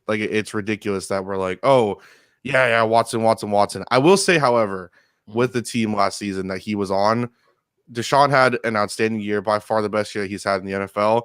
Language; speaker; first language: English; native; English